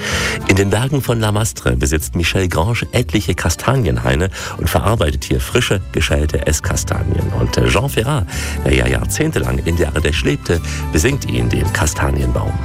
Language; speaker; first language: German; native; German